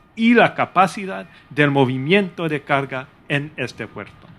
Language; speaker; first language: Spanish; non-native, fluent; English